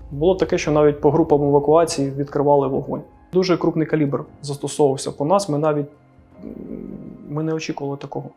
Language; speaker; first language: Ukrainian; non-native, local second language; Russian